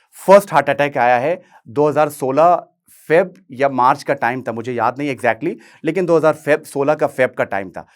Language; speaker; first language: Hindi; native; Hindi